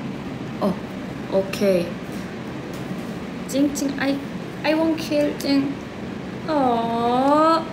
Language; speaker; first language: English; non-native, learner; Thai